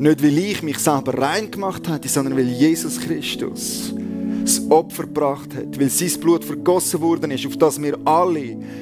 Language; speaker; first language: German; native; German